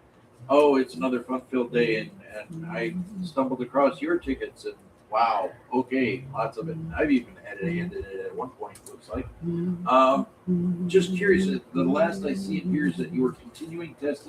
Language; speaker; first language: English; native; English